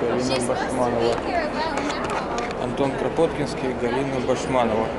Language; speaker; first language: Russian; native; Russian